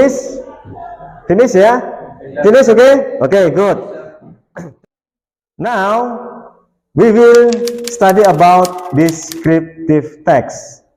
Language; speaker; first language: English; non-native, learner; Indonesian